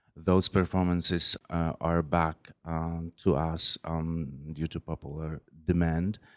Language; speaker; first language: English; non-native, fluent; Polish